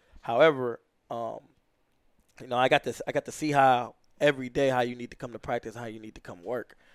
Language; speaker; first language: English; native; English